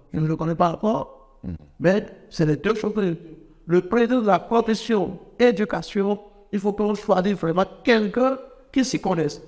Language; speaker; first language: French; non-native, local second language; Fon